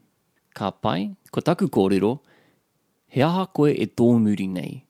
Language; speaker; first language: Māori; non-native, learner; English